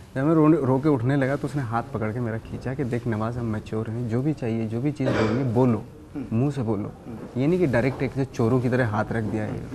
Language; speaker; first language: Hindi; native; Hindi